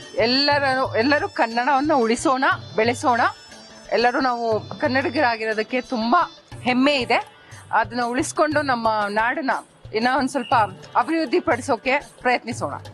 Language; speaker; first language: Kannada; native; Kannada